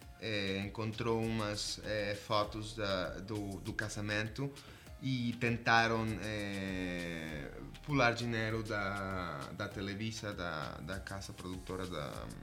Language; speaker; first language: Portuguese; non-native, fluent; Spanish